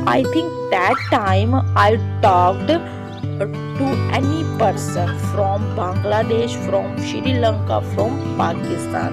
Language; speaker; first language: English; non-native, learner; Hindi